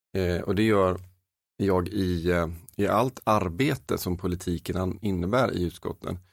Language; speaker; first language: Swedish; native; Swedish